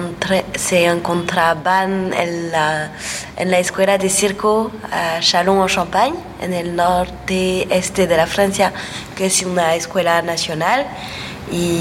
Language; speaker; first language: Spanish; non-native, learner; French